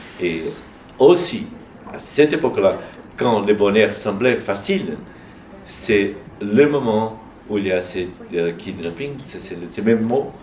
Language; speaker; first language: French; non-native, fluent; Portuguese